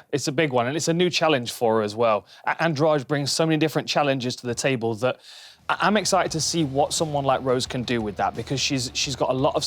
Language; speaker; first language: English; native; English